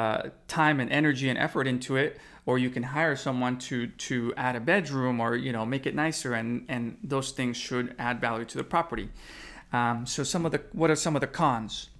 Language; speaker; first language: English; native; English